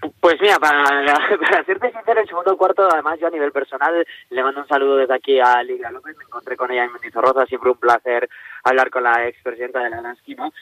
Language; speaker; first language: Spanish; native; Spanish